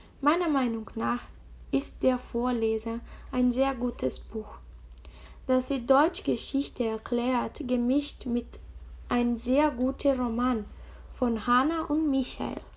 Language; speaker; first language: German; non-native, learner; Spanish